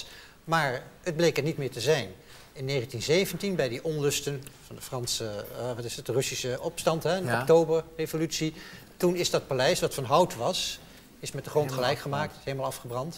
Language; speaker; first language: Dutch; native; Dutch